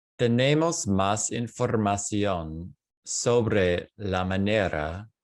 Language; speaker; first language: Spanish; non-native, fluent; English